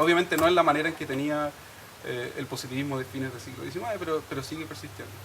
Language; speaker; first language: Spanish; native; Spanish